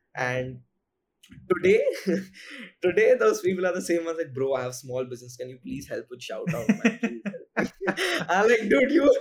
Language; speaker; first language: English; non-native, local second language; Hindi